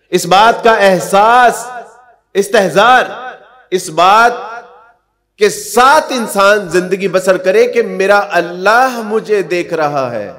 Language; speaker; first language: Urdu; non-native, local second language; Punjabi